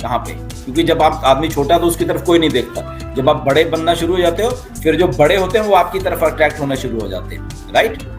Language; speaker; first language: Hindi; native; Hindi